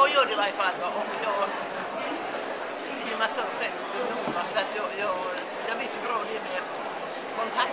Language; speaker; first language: Swedish; native; Swedish